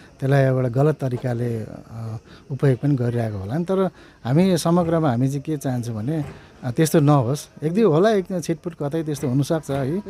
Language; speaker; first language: Nepali; native; Nepali